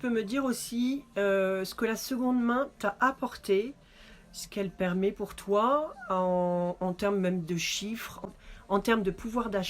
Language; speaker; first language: French; native; French